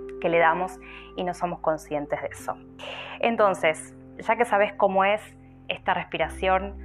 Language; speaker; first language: Spanish; native; Spanish